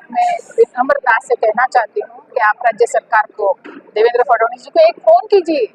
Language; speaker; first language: Hindi; non-native, local second language; Marathi